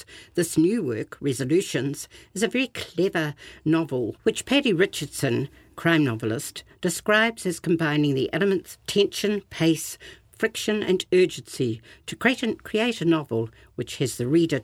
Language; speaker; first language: English; native; English